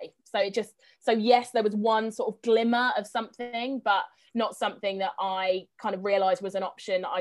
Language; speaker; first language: English; native; English